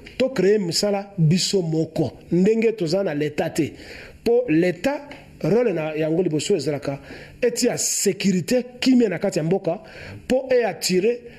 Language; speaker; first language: Lingala; non-native, local second language; Luba-Lulua